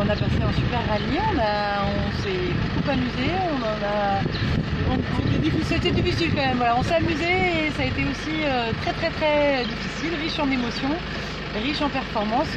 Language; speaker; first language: French; native; French